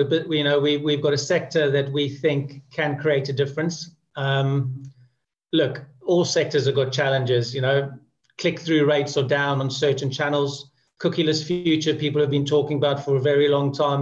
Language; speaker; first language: English; native; English